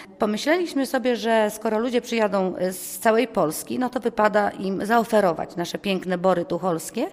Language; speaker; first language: Polish; native; Polish